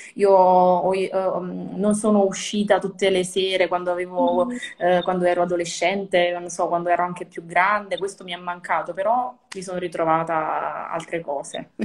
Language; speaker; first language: Italian; native; Italian